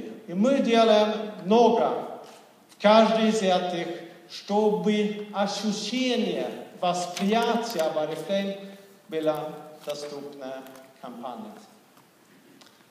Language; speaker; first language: Russian; non-native, fluent; Swedish